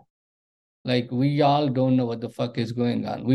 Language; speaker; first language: English; non-native, local second language; Telugu